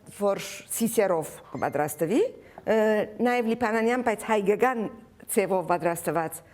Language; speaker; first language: Armenian; early bilingual, heritage; Armenian